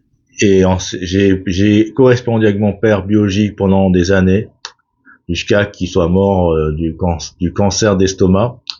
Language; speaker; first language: French; early bilingual, other home language; Korean